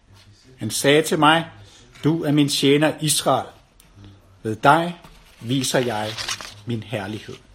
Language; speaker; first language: Danish; native; Danish